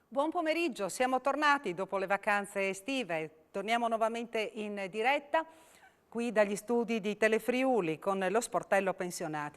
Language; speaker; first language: Italian; native; Italian